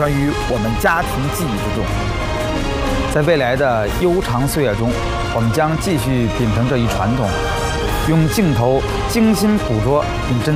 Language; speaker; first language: Chinese; native; Chinese